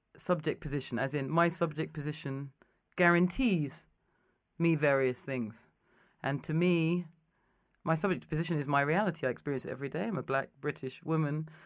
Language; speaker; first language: English; native; English